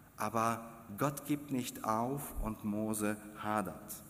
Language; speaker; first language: German; non-native, fluent; Russian